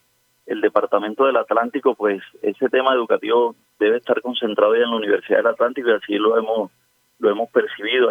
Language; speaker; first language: Spanish; native; Spanish